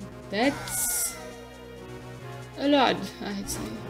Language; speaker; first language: English; non-native, fluent; German